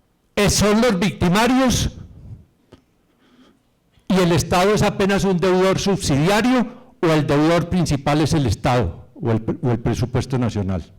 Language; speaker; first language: Spanish; native; Spanish